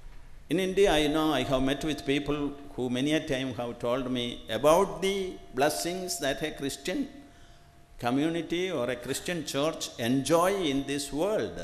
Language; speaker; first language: English; non-native, local second language; Malayalam